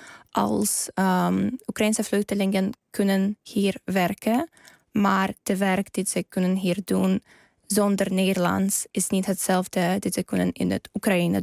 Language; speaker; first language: Dutch; non-native, learner; Ukrainian